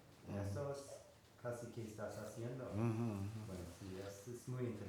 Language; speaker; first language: Spanish; non-native, fluent; English